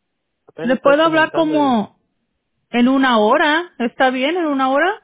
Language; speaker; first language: Spanish; early bilingual, heritage; English